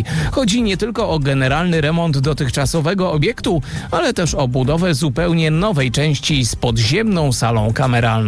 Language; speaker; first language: Polish; native; Polish